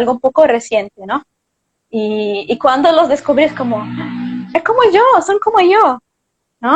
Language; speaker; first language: Spanish; non-native, fluent; Portuguese